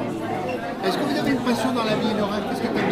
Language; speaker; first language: French; native; French